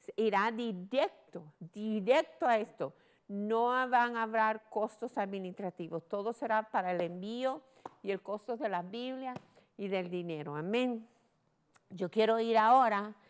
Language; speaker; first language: Spanish; early bilingual, heritage; Spanish